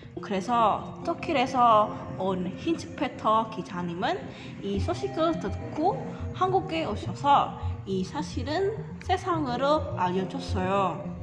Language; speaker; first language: Korean; non-native, learner; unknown